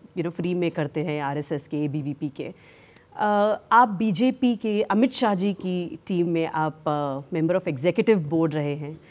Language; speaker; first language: Hindi; native; Hindi